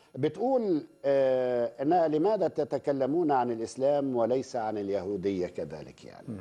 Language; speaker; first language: Arabic; native; Arabic